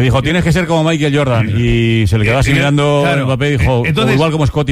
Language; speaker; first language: Spanish; native; Spanish